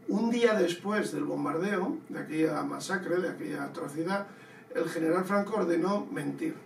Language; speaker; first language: Spanish; non-native, local second language; Basque